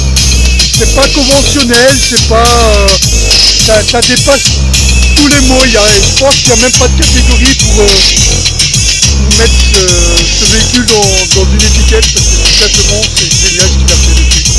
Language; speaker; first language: French; native; French